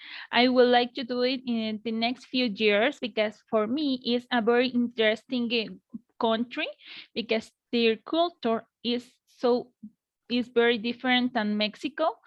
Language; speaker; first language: English; non-native, learner; Spanish